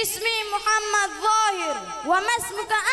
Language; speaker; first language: Arabic; non-native, learner; Urdu